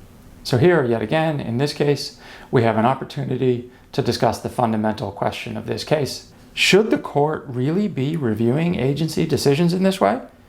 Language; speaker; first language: English; native; English